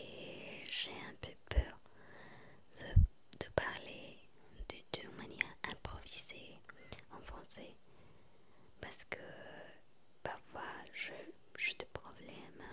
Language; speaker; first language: French; non-native, learner; Spanish